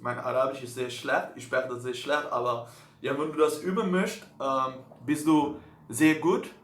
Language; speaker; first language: German; non-native, learner; Dutch